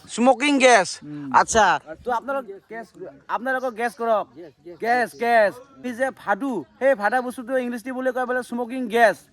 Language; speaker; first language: Assamese; non-native, local second language; Garo